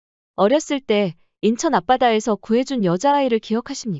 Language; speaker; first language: Korean; native; Korean